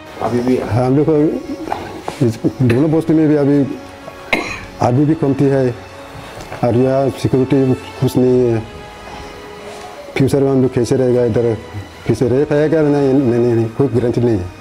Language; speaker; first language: Hindi; non-native, local second language; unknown